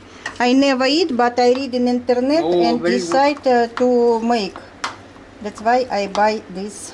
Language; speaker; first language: English; non-native, learner; Russian